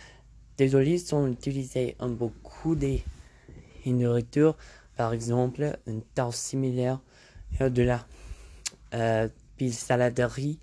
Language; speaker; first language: French; non-native, learner; English